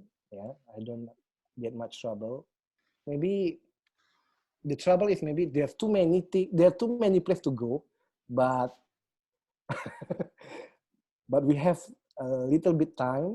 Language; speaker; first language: English; non-native, learner; Indonesian